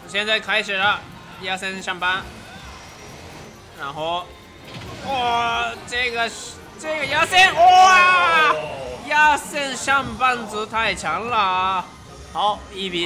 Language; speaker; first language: Chinese; non-native, fluent; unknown